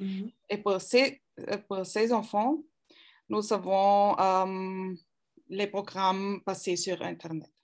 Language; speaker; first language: French; non-native, fluent; German